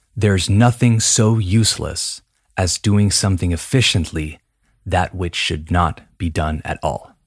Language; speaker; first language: English; native; English